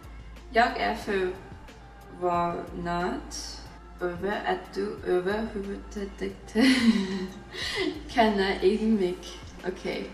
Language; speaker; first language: Swedish; non-native, learner; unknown